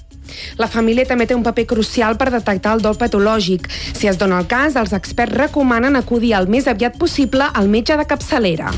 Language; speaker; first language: Catalan; native; Catalan